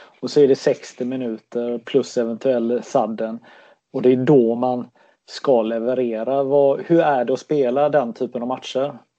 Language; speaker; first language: Swedish; native; Swedish